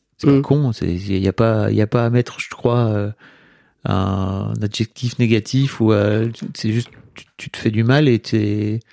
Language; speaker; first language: French; native; French